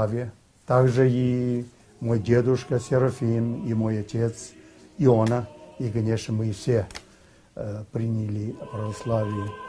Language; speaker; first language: Russian; early bilingual, heritage; Russian